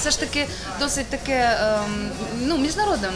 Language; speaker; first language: Ukrainian; native; Ukrainian